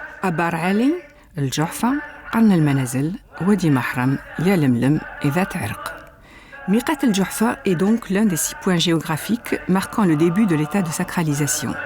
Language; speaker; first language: French; native; French